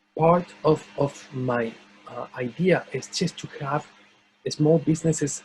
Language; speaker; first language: English; non-native, fluent; Spanish